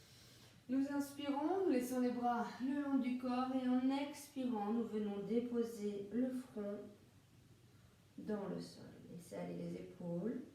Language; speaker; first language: French; native; French